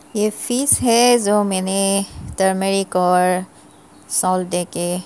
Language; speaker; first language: Hindi; non-native, local second language; Assamese